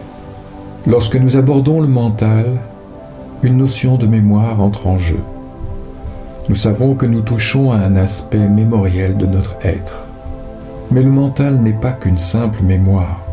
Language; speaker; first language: French; native; French